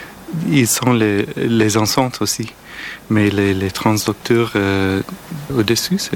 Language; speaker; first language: French; non-native, learner; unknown